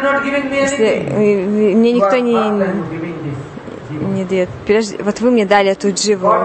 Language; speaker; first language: Russian; non-native, learner; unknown